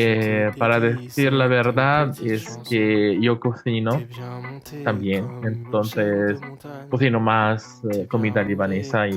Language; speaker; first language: Spanish; non-native, fluent; Arabic